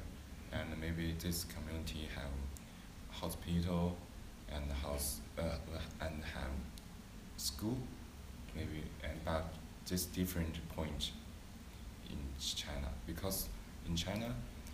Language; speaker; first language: English; non-native, learner; Chinese